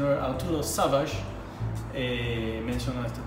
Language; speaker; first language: Spanish; non-native, fluent; Hebrew